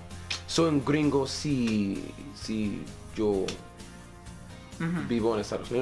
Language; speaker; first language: Spanish; non-native, learner; English